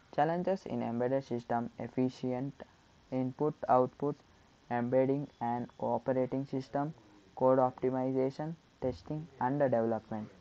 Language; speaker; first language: English; non-native, local second language; Kannada